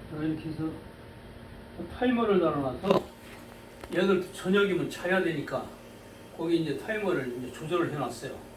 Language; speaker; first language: Korean; native; Korean